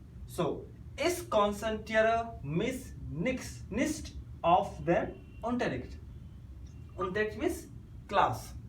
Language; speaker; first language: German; non-native, learner; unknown